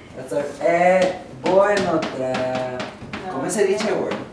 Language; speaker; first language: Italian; non-native, learner; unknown